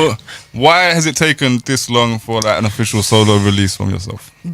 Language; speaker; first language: English; native; English